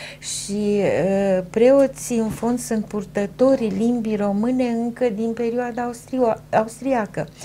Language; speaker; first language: Romanian; native; Romanian